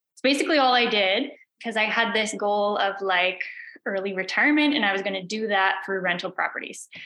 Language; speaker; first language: English; native; English